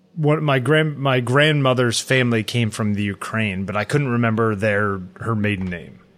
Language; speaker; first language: English; early bilingual, other home language; Ukrainian